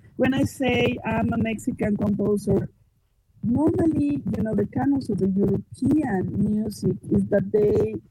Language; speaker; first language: English; non-native, fluent; Spanish